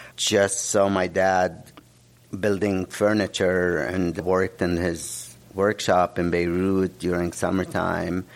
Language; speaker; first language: English; non-native, fluent; Arabic